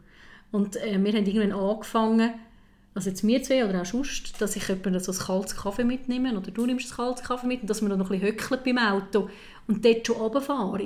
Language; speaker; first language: German; native; German